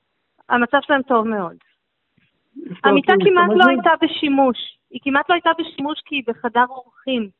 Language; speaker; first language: Hebrew; native; Hebrew